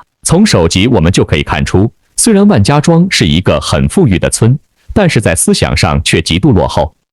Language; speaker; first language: Chinese; native; Chinese